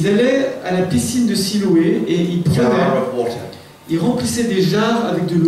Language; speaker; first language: French; native; French